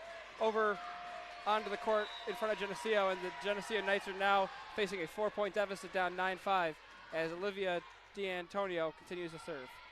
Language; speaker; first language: English; native; English